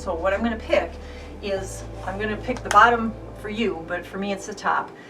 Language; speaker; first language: English; native; English